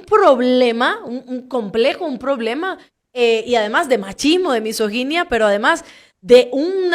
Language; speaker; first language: Spanish; native; Spanish